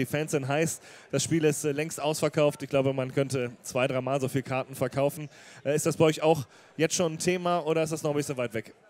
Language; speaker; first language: German; native; German